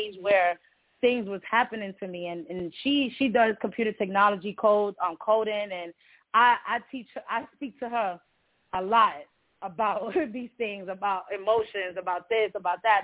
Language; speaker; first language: English; early bilingual, other home language; Spanish